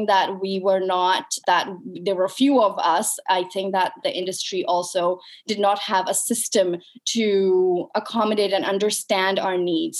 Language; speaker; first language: English; non-native, local second language; Urdu